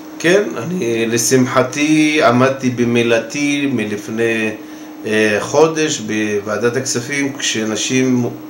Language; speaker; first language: Hebrew; non-native, local second language; Arabic